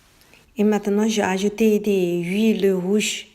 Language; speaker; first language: French; non-native, learner; Thai